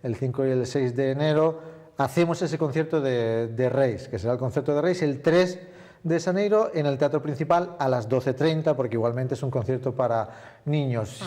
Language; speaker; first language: Spanish; native; Spanish